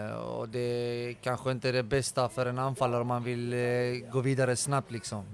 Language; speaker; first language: Swedish; early bilingual, other home language; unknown